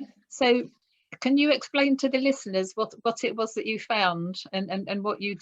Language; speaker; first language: English; native; English